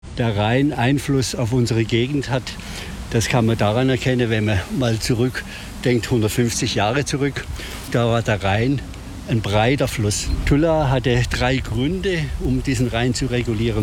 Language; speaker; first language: German; native; German